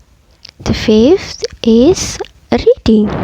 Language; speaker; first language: English; non-native, fluent; Indonesian